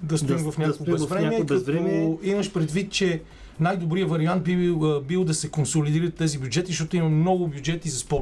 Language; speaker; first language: Bulgarian; native; Bulgarian